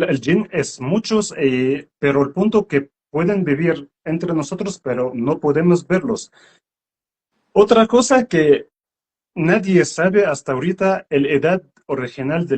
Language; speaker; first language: Spanish; non-native, learner; Arabic